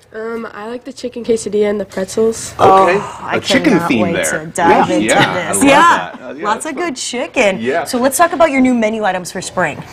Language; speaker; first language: English; native; English